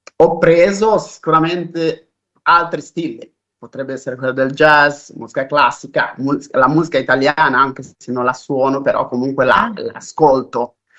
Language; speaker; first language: Italian; non-native, fluent; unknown